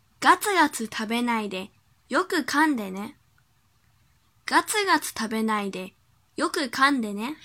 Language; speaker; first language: Japanese; non-native, fluent; Chinese